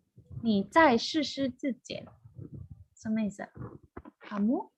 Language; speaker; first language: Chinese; non-native, fluent; Indonesian